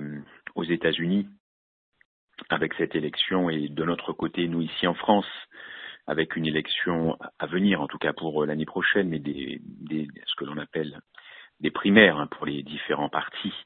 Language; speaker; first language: French; native; French